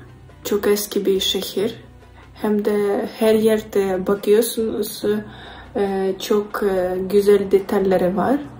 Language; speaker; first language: Turkish; non-native, learner; Ukrainian